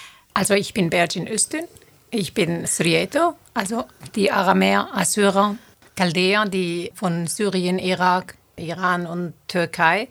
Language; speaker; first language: German; non-native, fluent; Turoyo